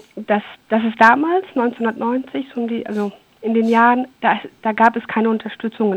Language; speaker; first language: German; early bilingual, other home language; Persian